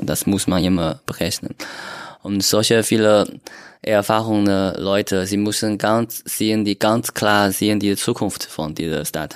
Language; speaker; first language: German; non-native, learner; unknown